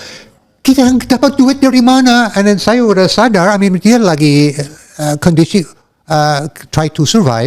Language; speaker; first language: Indonesian; non-native, learner; English